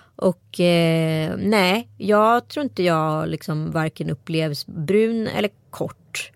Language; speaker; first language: Swedish; native; Swedish